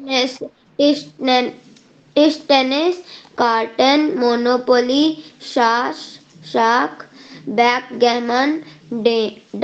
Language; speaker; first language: German; non-native, learner; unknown